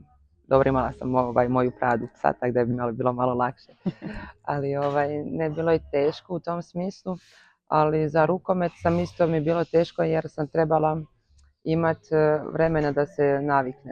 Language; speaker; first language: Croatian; early bilingual, heritage; Croatian